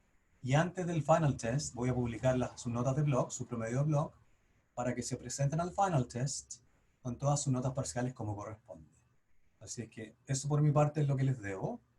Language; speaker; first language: Spanish; native; Spanish